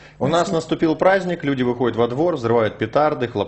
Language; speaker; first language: Russian; native; Russian